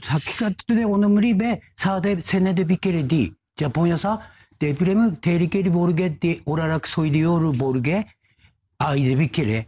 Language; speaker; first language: Turkish; non-native, learner; Japanese